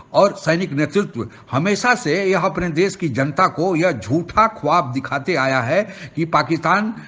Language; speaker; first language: Hindi; native; Hindi